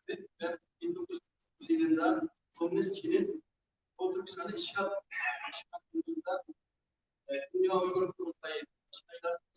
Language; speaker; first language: Turkish; non-native, fluent; Uyghur